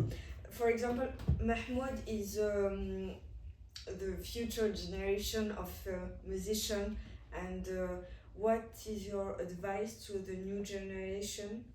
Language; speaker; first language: English; non-native, fluent; French